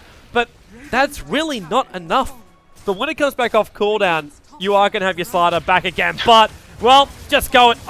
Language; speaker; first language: English; native; English